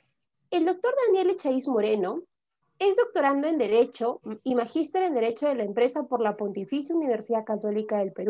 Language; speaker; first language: Spanish; native; Spanish